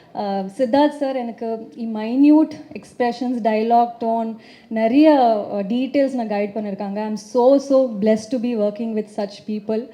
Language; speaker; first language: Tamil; non-native, learner; Kannada